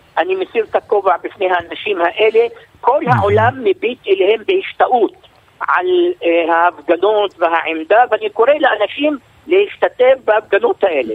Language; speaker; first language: Hebrew; non-native, local second language; Arabic